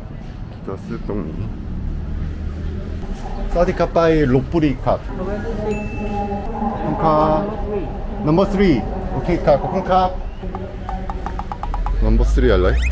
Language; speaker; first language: Thai; non-native, learner; Korean